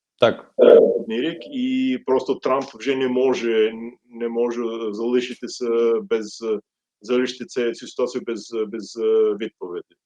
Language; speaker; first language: Ukrainian; non-native, fluent; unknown